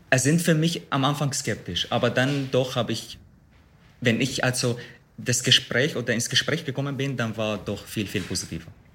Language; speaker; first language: German; non-native, fluent; Arabic